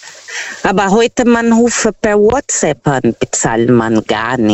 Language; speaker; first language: German; non-native, fluent; Portuguese